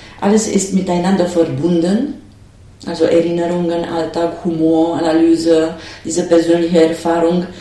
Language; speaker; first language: German; non-native, fluent; Romanian